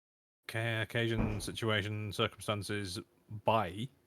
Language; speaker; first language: English; non-native, learner; Japanese